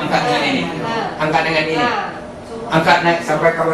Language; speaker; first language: Indonesian; non-native, fluent; Malay